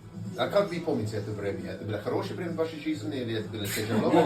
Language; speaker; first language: Russian; non-native, learner; English